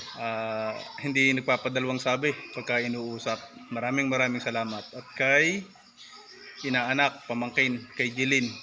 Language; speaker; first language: Filipino; native; Filipino